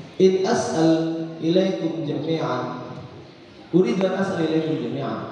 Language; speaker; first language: Arabic; non-native, learner; Indonesian